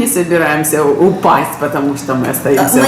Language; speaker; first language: Russian; native; Russian